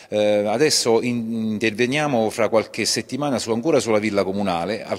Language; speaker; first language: Italian; native; Italian